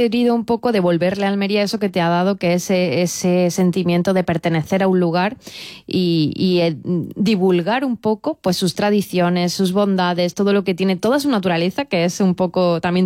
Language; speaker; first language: Spanish; native; Spanish